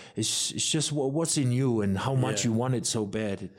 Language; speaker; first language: English; non-native, fluent; Samoan